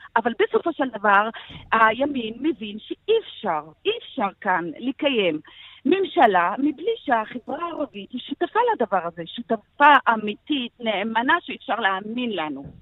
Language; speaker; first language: Hebrew; non-native, local second language; Arabic